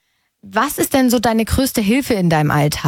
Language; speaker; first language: German; native; German